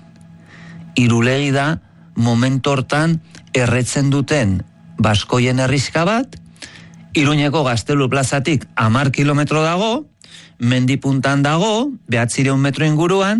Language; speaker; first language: Basque; native; Basque